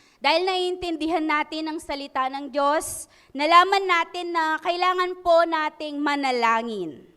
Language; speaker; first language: Filipino; non-native, local second language; Pampanga